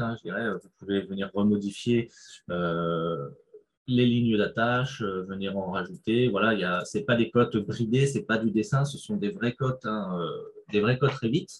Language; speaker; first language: French; native; French